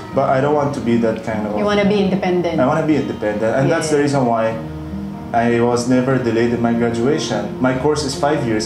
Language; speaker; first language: English; non-native, fluent; Arabic